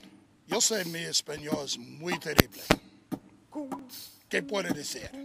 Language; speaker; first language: Spanish; non-native, learner; English